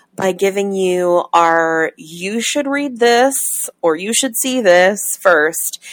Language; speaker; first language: English; native; English